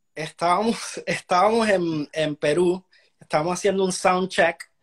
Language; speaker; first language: Spanish; early bilingual, heritage; Spanish